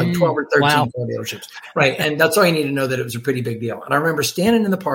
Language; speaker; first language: English; native; English